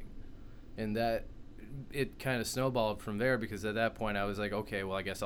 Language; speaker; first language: English; native; English